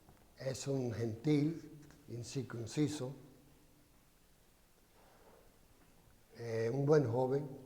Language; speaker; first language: Spanish; non-native, fluent; English